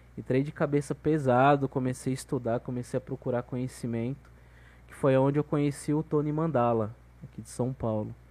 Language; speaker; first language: Portuguese; native; Portuguese